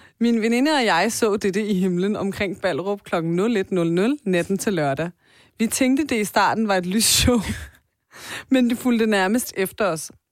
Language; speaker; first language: Danish; early bilingual, other home language; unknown